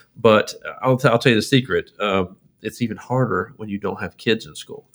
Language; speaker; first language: English; native; English